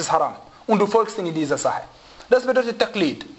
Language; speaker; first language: German; non-native, fluent; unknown